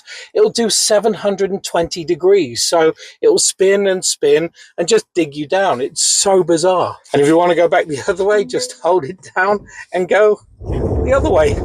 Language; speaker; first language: English; native; English